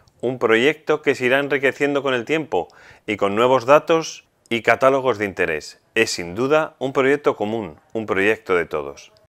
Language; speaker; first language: Spanish; native; Spanish